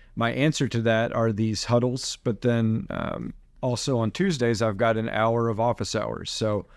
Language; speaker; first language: English; native; English